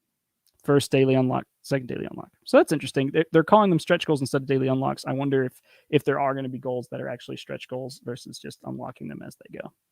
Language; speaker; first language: English; native; English